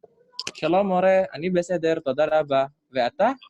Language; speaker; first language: Hebrew; non-native, learner; Indonesian